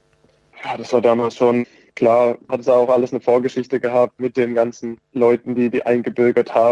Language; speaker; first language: German; native; German